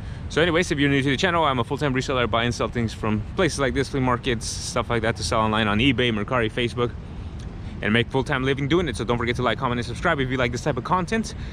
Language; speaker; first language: English; early bilingual, other home language; Spanish